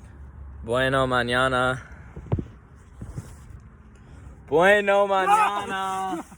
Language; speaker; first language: Spanish; non-native, learner; English